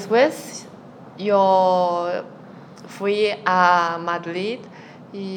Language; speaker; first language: Spanish; non-native, learner; Chinese